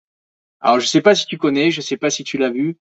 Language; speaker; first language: French; native; French